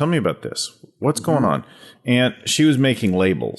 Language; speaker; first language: English; native; English